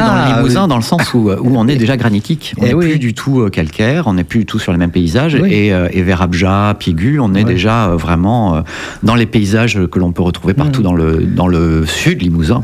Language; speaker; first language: French; native; French